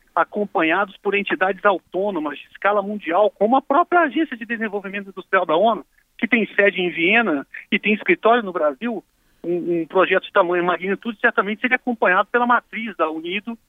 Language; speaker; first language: Portuguese; native; Portuguese